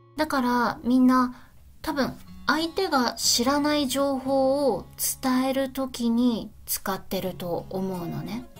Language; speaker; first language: Japanese; native; Japanese